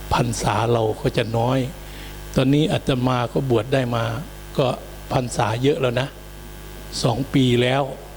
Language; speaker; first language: Thai; native; Thai